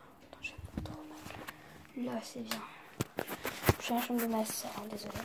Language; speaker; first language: French; native; French